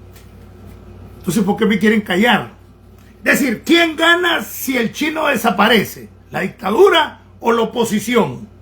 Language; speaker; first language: Spanish; native; Spanish